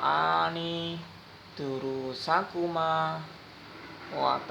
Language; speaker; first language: Arabic; non-native, fluent; Indonesian